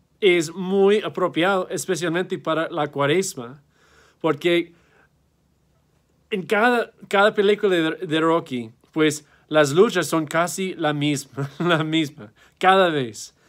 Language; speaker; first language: Spanish; non-native, fluent; English